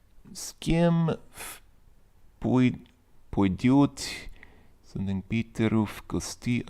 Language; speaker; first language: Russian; non-native, learner; English